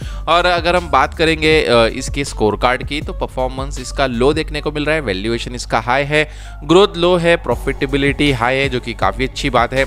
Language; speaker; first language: Hindi; native; Hindi